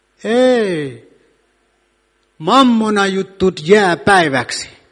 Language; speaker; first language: Finnish; non-native, fluent; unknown